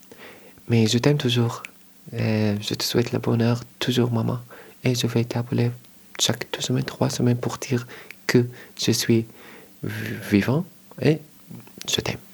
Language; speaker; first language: French; non-native, learner; Arabic